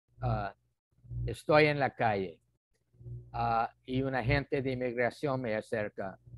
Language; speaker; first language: Spanish; non-native, fluent; English